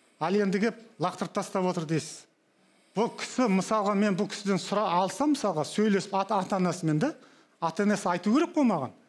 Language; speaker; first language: Kazakh; native; Kazakh